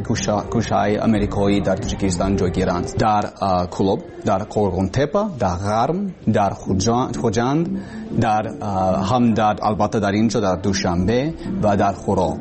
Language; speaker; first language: Persian; non-native, learner; English